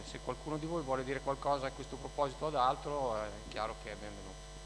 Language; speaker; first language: Italian; native; Italian